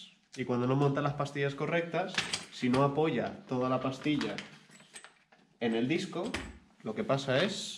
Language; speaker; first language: Spanish; native; Spanish